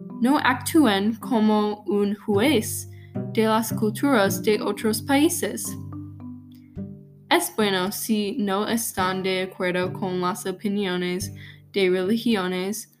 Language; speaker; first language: Spanish; non-native, learner; English